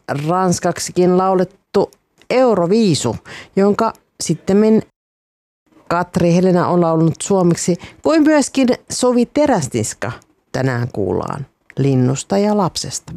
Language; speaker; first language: Finnish; native; Finnish